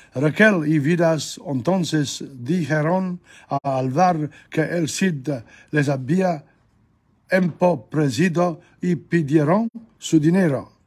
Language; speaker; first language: Spanish; non-native, learner; English